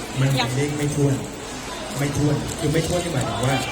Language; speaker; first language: Thai; native; Thai